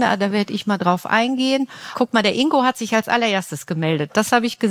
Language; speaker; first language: German; native; German